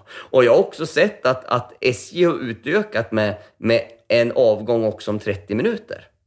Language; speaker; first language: Swedish; native; Swedish